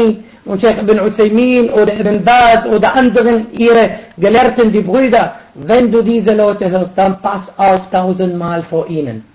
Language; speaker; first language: German; non-native, fluent; Arabic